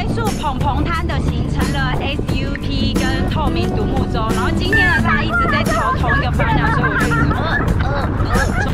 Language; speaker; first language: Chinese; native; Chinese